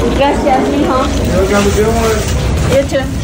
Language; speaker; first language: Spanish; non-native, learner; Cebuano